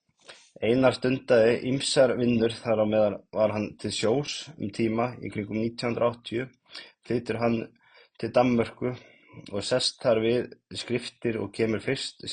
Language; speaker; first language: Icelandic; native; Icelandic